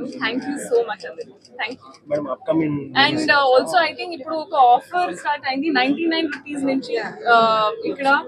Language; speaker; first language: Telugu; non-native, learner; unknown